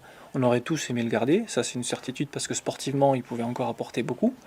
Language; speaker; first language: French; native; French